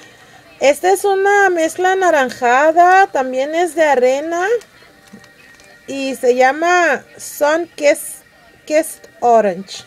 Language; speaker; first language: Spanish; early bilingual, heritage; Spanish